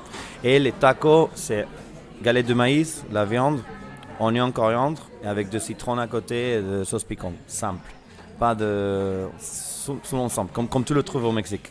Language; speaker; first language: French; non-native, fluent; Spanish